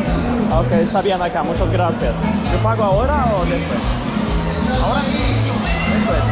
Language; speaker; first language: Spanish; non-native, fluent; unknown